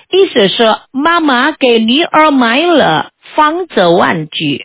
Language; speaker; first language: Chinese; non-native, fluent; Indonesian